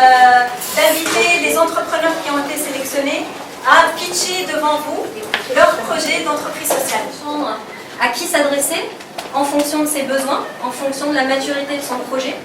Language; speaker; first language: French; native; French